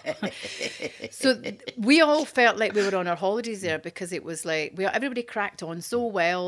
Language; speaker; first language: English; native; English